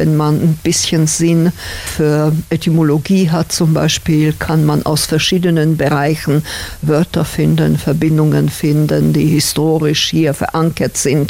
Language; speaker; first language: German; non-native, fluent; Slovak